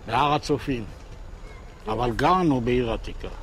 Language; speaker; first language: Hebrew; non-native, local second language; Yiddish